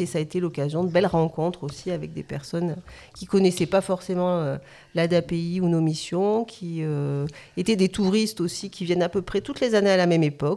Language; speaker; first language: French; native; French